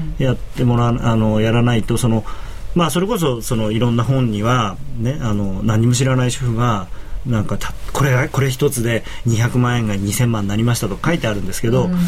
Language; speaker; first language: Japanese; native; Japanese